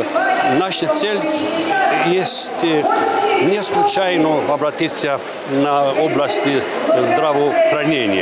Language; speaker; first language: Russian; non-native, learner; Romanian